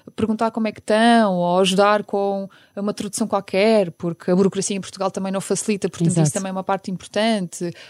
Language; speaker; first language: Portuguese; early bilingual, other home language; Ukrainian